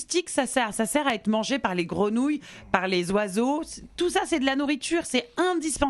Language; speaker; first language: French; native; French